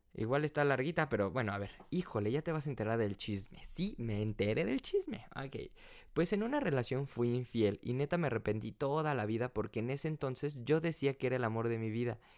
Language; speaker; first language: Spanish; native; Spanish